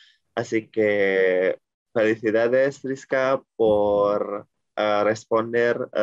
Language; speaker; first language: Spanish; non-native, learner; Indonesian